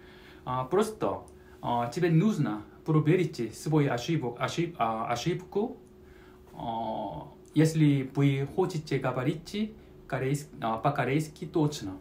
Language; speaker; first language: Russian; non-native, learner; Korean